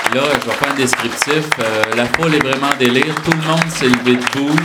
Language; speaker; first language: French; native; French